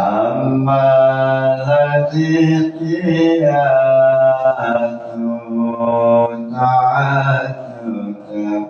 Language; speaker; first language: Arabic; non-native, fluent; Javanese